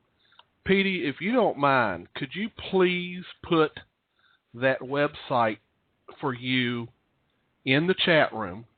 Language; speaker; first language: English; native; English